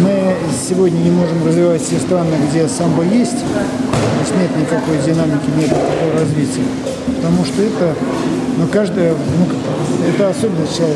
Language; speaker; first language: Russian; native; Russian